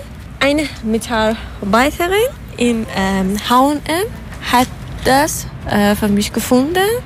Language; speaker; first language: German; non-native, learner; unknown